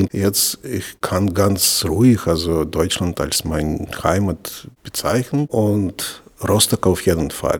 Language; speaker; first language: German; non-native, fluent; Russian